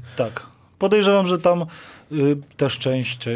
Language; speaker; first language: Polish; native; Polish